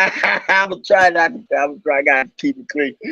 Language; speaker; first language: English; native; English